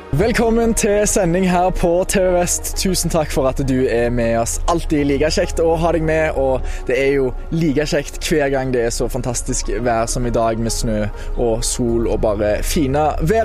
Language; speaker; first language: Norwegian; native; Norwegian